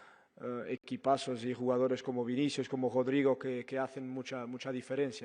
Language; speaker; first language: Spanish; non-native, fluent; Portuguese